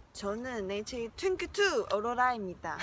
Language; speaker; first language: Korean; non-native, learner; Chinese